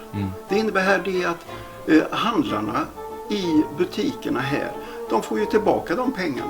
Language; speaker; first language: Swedish; native; Swedish